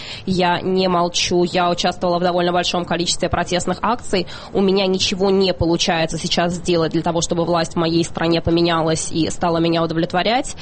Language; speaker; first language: Russian; native; Russian